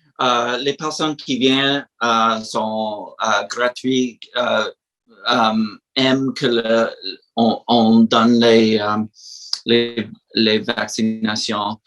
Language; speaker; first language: French; non-native, learner; English